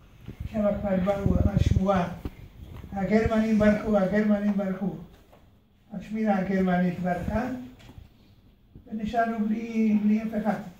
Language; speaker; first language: Hebrew; early bilingual, other home language; Hungarian